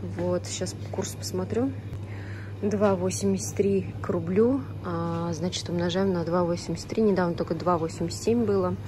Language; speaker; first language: Russian; native; Russian